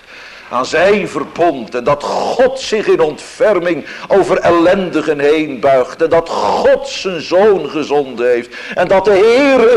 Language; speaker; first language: Dutch; native; Dutch